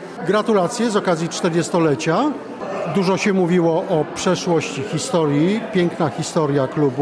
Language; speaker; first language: Polish; native; Polish